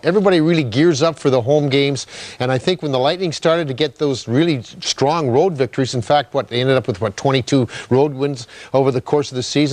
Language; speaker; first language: English; native; English